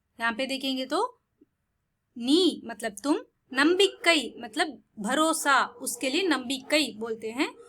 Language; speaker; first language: Hindi; non-native, local second language; Tamil